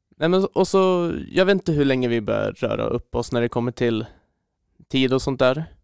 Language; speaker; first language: Swedish; native; Swedish